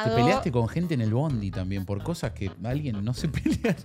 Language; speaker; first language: Spanish; native; Spanish